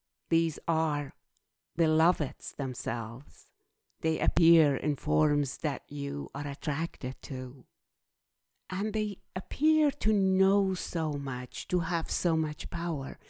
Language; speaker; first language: English; non-native, fluent; Persian